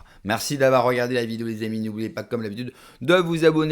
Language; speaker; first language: French; native; French